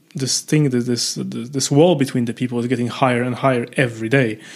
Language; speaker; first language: English; non-native, fluent; Polish